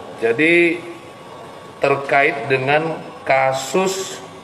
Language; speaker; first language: Indonesian; native; Indonesian